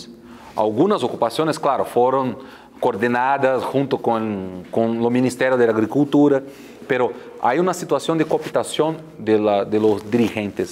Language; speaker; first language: Spanish; non-native, fluent; Portuguese